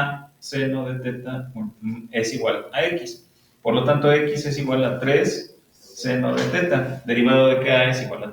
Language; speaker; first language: Spanish; native; Spanish